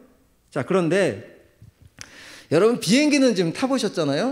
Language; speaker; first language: Korean; native; Korean